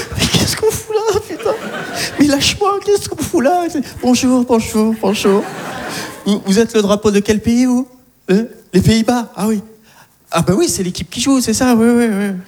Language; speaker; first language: French; early bilingual, other home language; Arabic